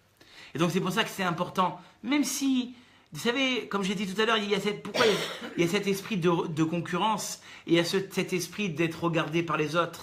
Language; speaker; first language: French; native; French